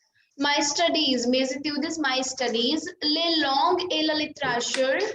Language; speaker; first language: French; non-native, fluent; Hindi